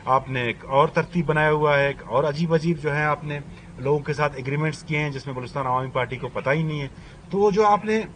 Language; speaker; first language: Urdu; non-native, local second language; Baluchi